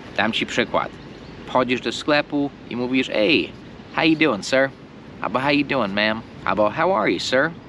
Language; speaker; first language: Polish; non-native, fluent; English